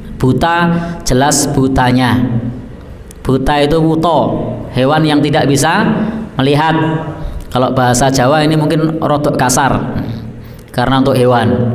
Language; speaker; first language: Indonesian; non-native, local second language; Javanese